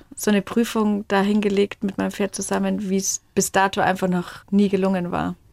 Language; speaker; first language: German; native; German